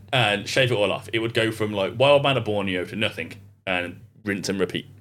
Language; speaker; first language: English; native; English